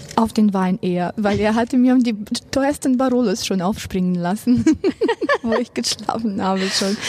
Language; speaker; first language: German; non-native, fluent; Russian